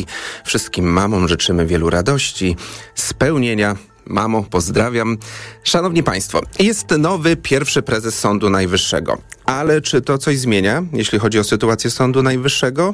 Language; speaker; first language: Polish; native; Polish